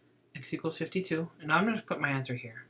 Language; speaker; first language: English; native; English